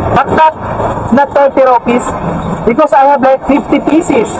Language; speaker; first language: English; non-native, fluent; Filipino